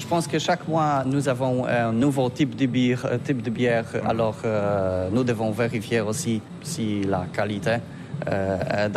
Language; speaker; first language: French; non-native, learner; Polish